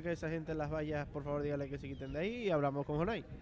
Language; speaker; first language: Spanish; native; Spanish